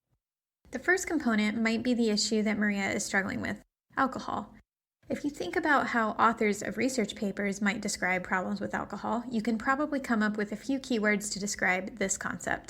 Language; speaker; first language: English; native; English